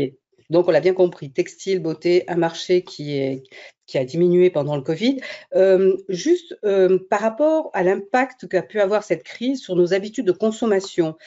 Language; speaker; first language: French; native; French